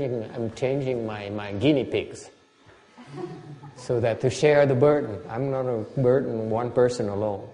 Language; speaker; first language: English; non-native, fluent; Vietnamese